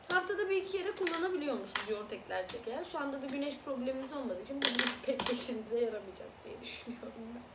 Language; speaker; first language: Turkish; early bilingual, other home language; Azerbaijani